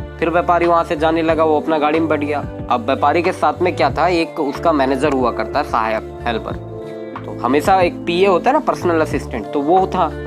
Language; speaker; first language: Hindi; native; Hindi